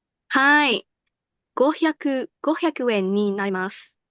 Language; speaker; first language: Japanese; non-native, learner; Indonesian